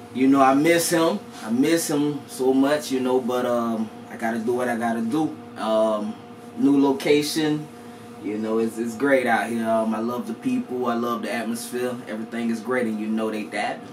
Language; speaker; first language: English; native; English